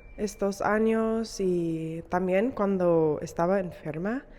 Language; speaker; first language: Spanish; non-native, learner; English